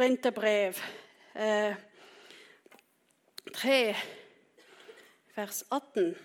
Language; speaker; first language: Norwegian; non-native, fluent; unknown